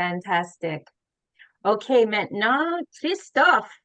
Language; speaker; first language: French; non-native, learner; English